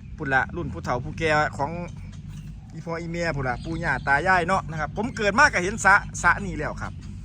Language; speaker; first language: Thai; native; Thai